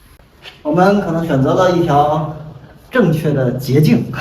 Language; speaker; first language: Chinese; native; Chinese